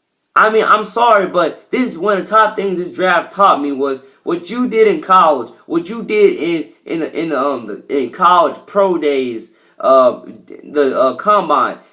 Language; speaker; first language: English; native; English